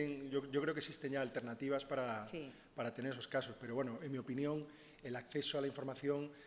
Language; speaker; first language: Spanish; native; Spanish